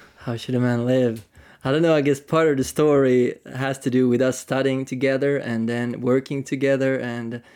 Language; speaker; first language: English; non-native, fluent; Finnish